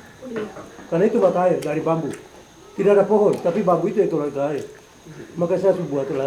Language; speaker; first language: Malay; non-native, local second language; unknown